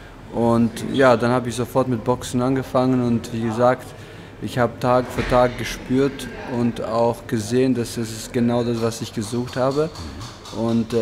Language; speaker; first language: German; non-native, fluent; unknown